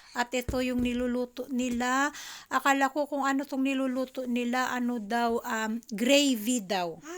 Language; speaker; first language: Filipino; native; Filipino